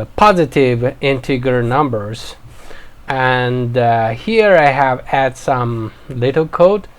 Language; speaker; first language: English; non-native, learner; Chinese